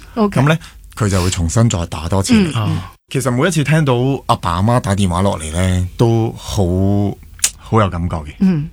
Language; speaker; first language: Cantonese; early bilingual, other home language; Min Nan Chinese